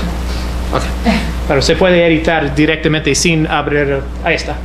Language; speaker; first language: Spanish; non-native, fluent; English